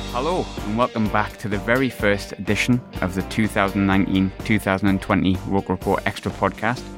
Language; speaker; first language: English; native; English